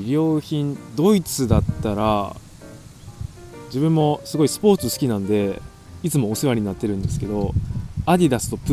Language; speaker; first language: Japanese; native; Japanese